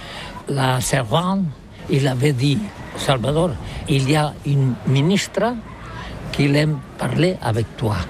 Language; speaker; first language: French; non-native, learner; Catalan